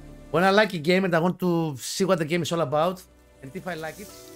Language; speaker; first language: English; non-native, fluent; Greek